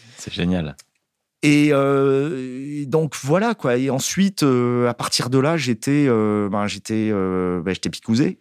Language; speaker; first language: French; native; French